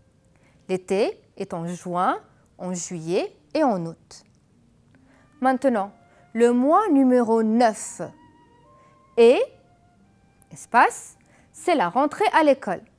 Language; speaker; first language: French; non-native, fluent; Arabic